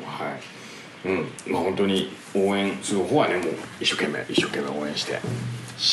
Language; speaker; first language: Japanese; native; Japanese